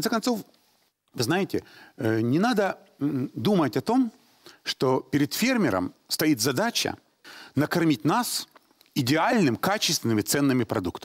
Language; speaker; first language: Russian; native; Russian